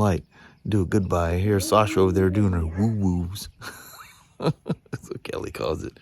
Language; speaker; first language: English; native; English